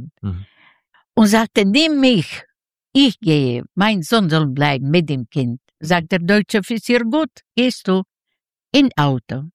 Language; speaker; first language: German; non-native, learner; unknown